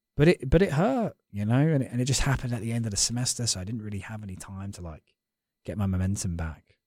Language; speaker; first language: English; native; English